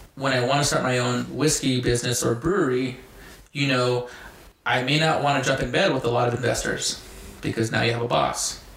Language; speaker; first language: English; native; English